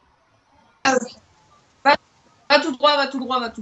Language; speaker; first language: French; native; French